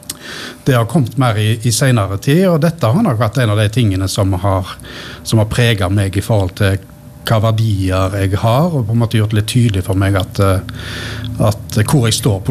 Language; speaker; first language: Norwegian; native; Norwegian